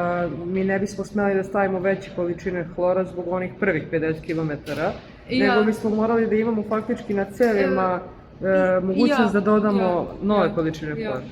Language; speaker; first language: Bosnian; native; Bosnian